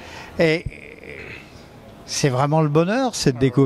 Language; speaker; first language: French; native; French